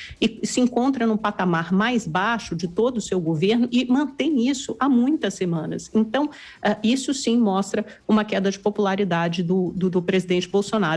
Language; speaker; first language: Portuguese; native; Portuguese